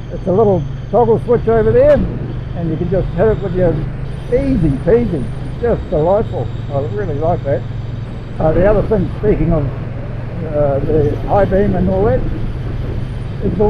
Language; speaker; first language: English; native; English